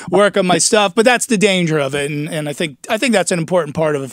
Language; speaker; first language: English; native; English